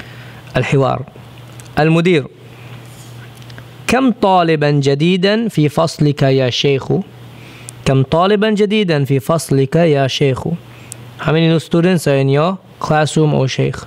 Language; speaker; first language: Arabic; non-native, fluent; English